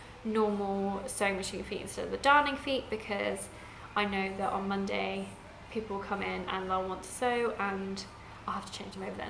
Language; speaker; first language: English; native; English